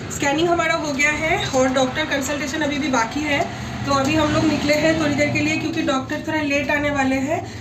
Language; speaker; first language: Hindi; non-native, local second language; Bangla